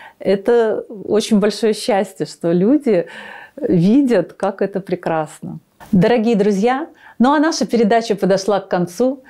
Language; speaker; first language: Russian; native; Russian